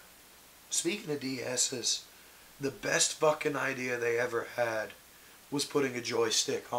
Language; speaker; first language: English; native; English